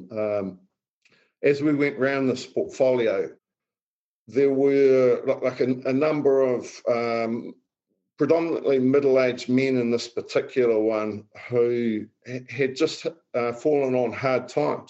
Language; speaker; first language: English; native; English